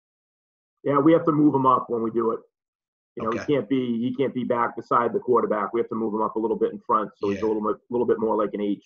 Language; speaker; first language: English; native; English